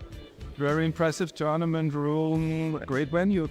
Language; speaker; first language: English; non-native, fluent; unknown